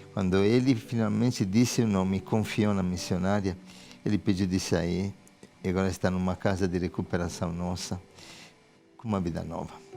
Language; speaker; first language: Portuguese; non-native, fluent; Italian